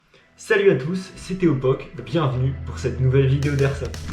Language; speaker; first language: French; native; French